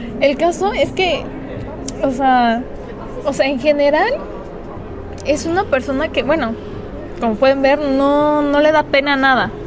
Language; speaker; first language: Spanish; early bilingual, other home language; Korean